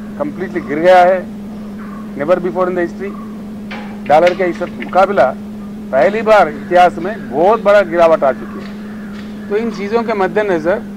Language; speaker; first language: Hindi; non-native, local second language; Telugu